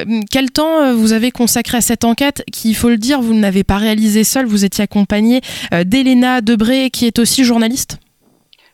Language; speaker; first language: French; native; French